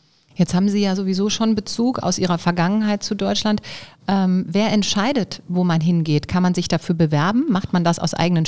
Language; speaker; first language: German; native; German